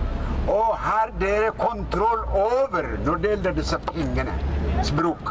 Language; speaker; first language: Norwegian; non-native, fluent; Oromo